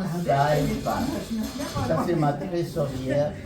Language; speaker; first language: French; non-native, fluent; Spanish